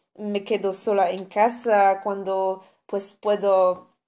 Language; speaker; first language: Spanish; non-native, fluent; Polish